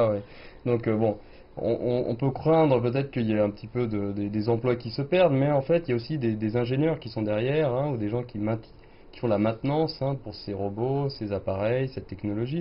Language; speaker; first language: French; native; French